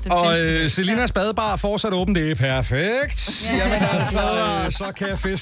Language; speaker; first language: Danish; native; Danish